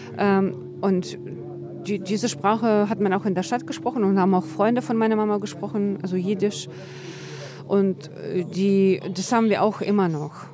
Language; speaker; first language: German; non-native, fluent; Ukrainian